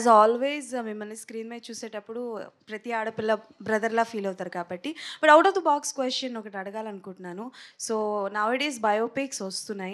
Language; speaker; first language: Telugu; native; Telugu